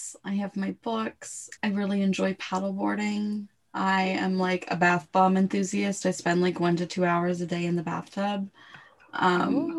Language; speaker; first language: English; native; English